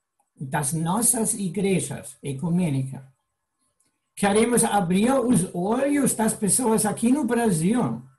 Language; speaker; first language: Portuguese; non-native, fluent; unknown